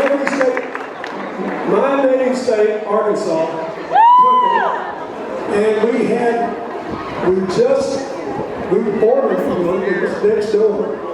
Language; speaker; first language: English; native; English